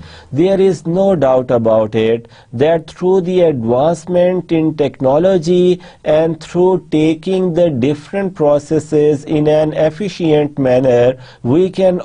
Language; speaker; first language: English; non-native, local second language; Urdu